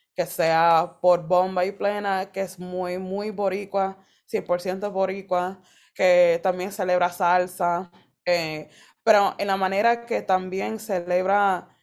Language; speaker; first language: Spanish; early bilingual, heritage; Spanish